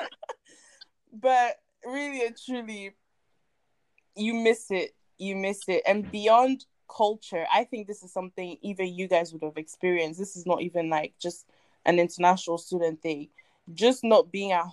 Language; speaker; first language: English; non-native, local second language; French